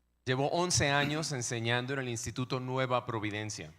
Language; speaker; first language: Spanish; native; Spanish